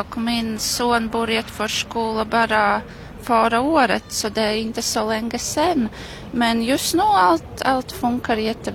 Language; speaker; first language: Swedish; non-native, learner; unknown